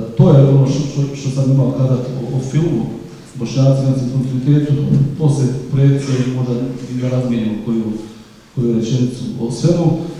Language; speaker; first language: Croatian; native; Croatian